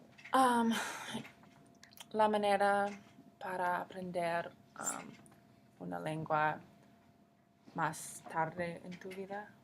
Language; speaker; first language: Spanish; non-native, learner; English